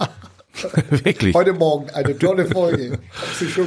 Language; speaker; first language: German; native; German